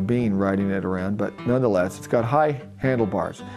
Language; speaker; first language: English; native; English